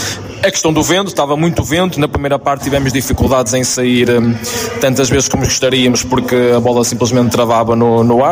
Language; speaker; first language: Portuguese; native; Portuguese